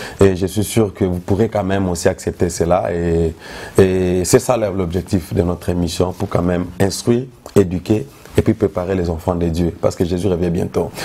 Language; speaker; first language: French; non-native, local second language; Lingala